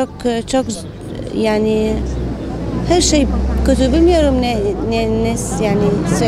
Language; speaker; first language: Turkish; non-native, learner; Arabic